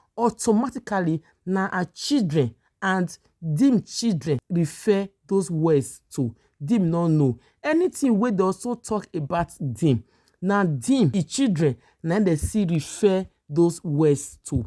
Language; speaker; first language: Nigerian Pidgin; native; Nigerian Pidgin